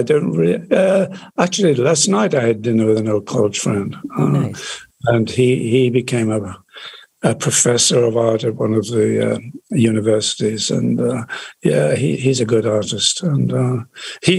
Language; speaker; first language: English; native; English